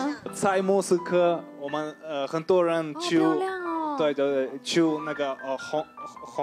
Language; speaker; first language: Chinese; non-native, fluent; Russian